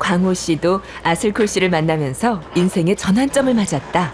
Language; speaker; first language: Korean; native; Korean